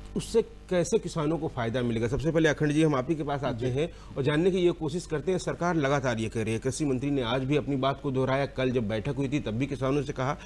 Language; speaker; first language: Hindi; native; Hindi